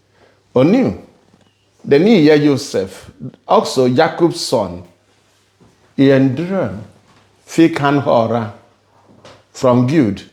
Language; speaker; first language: Swedish; non-native, fluent; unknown